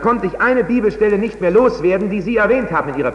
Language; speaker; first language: German; native; German